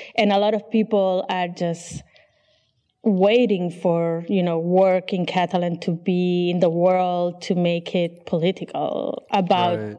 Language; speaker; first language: English; non-native, fluent; Catalan